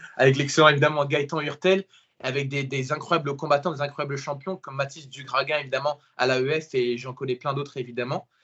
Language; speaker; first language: French; native; French